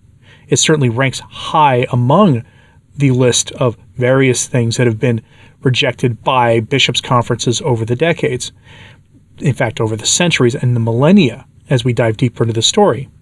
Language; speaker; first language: English; native; English